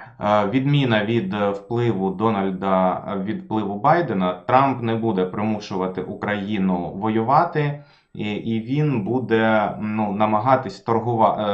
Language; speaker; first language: Ukrainian; non-native, local second language; Russian